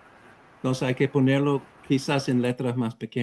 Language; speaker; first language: Spanish; non-native, fluent; English